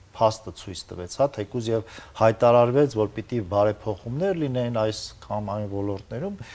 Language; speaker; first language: Armenian; native; Armenian